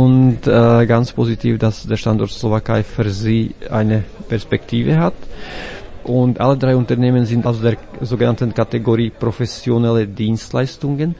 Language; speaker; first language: German; non-native, fluent; Slovak